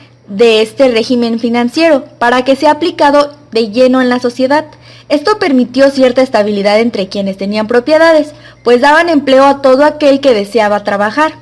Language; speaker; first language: Spanish; native; Spanish